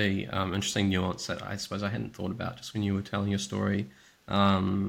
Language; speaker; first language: English; native; English